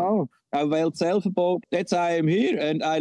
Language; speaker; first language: English; non-native, learner; Swiss German